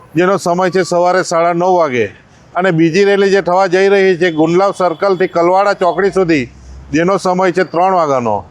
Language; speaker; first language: Gujarati; native; Gujarati